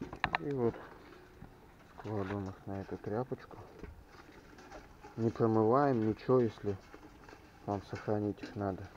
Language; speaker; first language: Russian; native; Russian